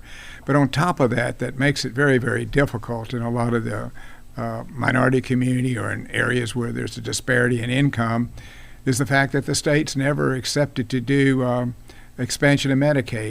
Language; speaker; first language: English; native; English